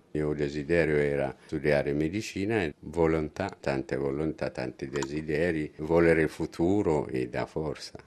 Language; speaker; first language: Italian; non-native, learner; Amharic